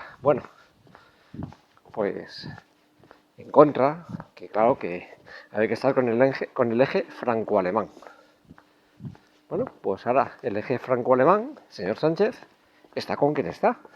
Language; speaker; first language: Spanish; native; Spanish